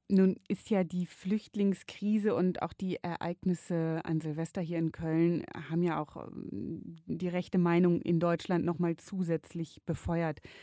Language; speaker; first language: German; native; German